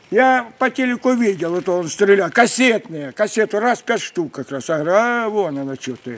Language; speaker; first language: Russian; native; Russian